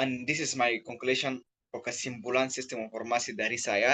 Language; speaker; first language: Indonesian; non-native, learner; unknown